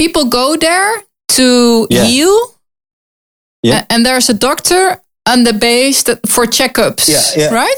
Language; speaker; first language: English; non-native, learner; Dutch